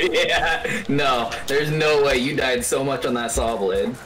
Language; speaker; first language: English; native; English